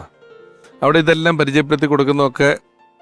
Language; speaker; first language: Malayalam; native; Malayalam